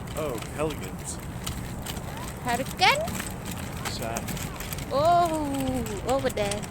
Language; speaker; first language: English; non-native, learner; Thai